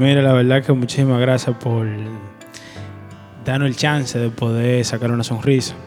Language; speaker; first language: Spanish; native; Spanish